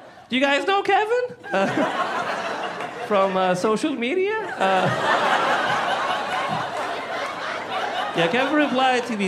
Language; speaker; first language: English; non-native, fluent; Arabic